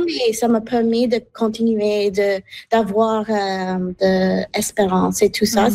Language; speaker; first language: French; non-native, local second language; English